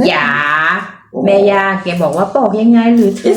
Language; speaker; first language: German; non-native, learner; Thai